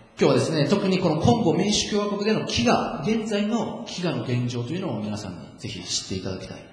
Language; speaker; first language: Japanese; native; Japanese